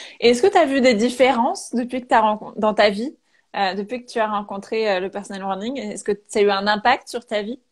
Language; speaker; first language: French; native; French